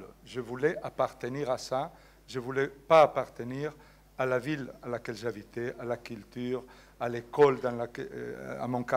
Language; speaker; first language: French; non-native, fluent; Spanish